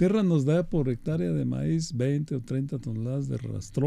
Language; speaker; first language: Spanish; native; Spanish